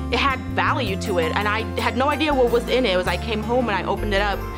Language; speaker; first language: English; early bilingual, other home language; Ukrainian